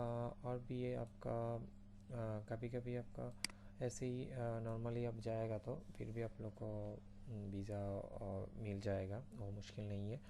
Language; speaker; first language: Hindi; non-native, fluent; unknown